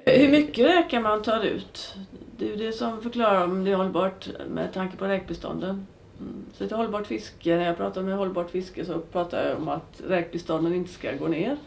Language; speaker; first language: Swedish; native; Swedish